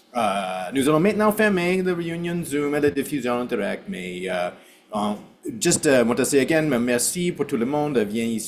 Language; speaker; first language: French; non-native, fluent; English